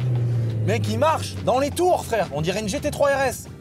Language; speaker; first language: French; native; French